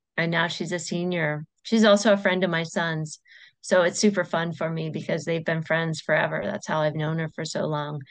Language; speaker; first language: English; native; English